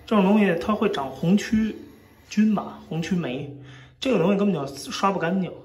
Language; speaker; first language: Chinese; native; Chinese